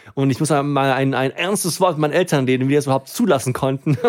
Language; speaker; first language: German; native; German